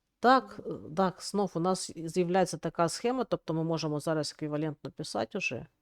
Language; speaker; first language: Ukrainian; native; Ukrainian